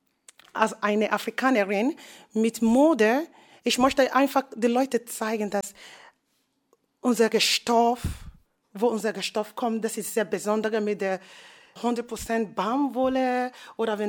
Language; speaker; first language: German; non-native, fluent; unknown